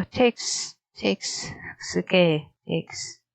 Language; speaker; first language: English; non-native, learner; Japanese